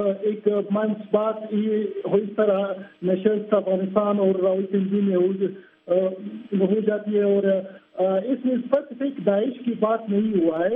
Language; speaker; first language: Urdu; non-native, fluent; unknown